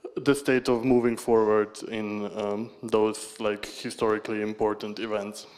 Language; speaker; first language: English; non-native, fluent; Slovenian